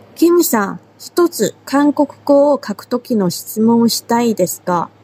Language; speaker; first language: Japanese; non-native, fluent; Chinese